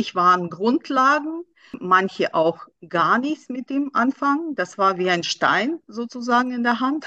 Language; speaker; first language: German; non-native, fluent; Russian